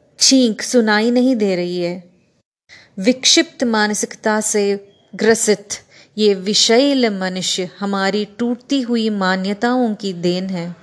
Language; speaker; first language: Hindi; non-native, local second language; Kannada